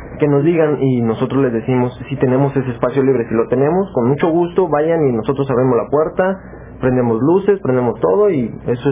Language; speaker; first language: Spanish; native; Spanish